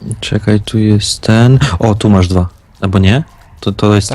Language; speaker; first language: Polish; native; Polish